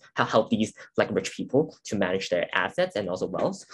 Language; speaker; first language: English; non-native, local second language; Cantonese